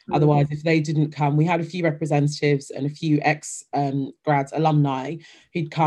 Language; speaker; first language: English; native; English